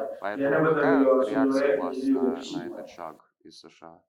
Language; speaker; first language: Russian; non-native, fluent; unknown